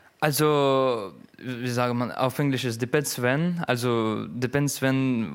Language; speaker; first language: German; non-native, learner; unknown